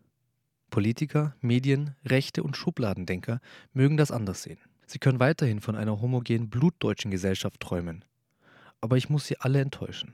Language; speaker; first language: German; early bilingual, other home language; Turkish